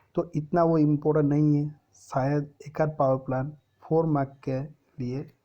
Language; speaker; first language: Hindi; non-native, local second language; Gujarati